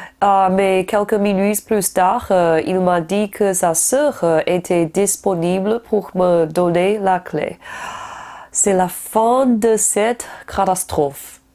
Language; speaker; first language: French; non-native, learner; Chinese